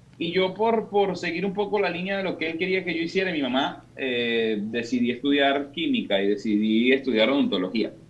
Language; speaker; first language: Spanish; native; Spanish